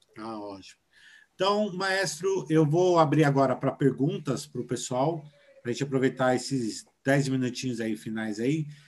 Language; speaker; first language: Portuguese; native; Portuguese